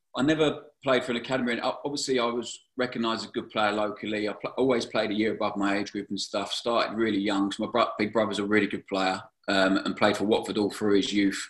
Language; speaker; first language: English; native; English